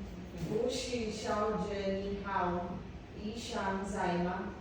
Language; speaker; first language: Chinese; non-native, learner; Filipino